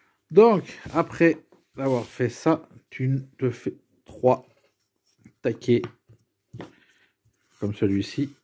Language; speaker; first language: French; native; French